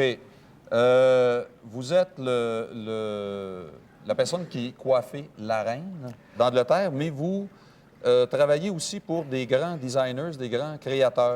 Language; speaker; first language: French; native; French